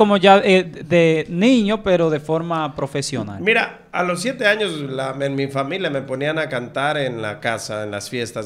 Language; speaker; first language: Spanish; native; Spanish